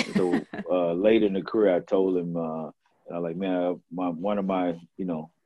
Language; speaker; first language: English; native; English